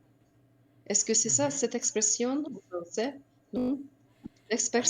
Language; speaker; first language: French; non-native, fluent; Hungarian